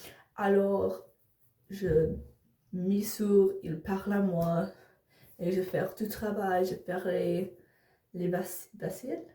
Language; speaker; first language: French; non-native, learner; English